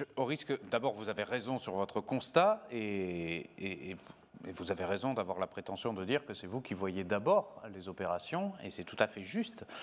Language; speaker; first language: French; native; French